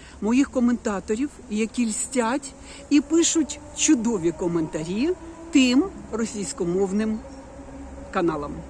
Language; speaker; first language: Ukrainian; non-native, local second language; Russian